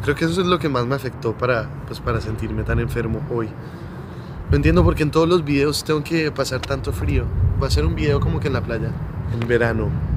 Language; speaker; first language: Spanish; native; Spanish